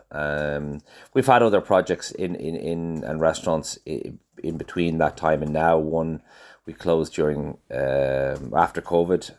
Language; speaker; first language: English; native; English